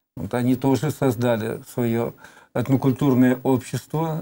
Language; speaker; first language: Russian; native; Russian